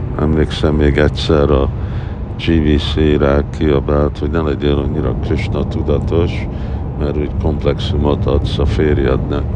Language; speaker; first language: Hungarian; early bilingual, heritage; Hungarian